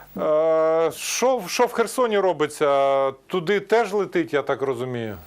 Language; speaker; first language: Ukrainian; native; Ukrainian